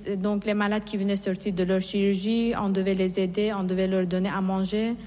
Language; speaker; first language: French; non-native, fluent; Persian